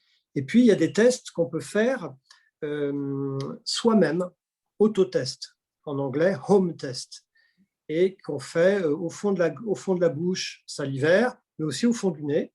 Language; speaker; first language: French; native; French